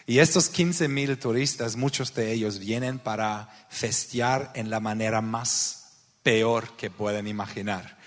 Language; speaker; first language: Spanish; non-native, learner; German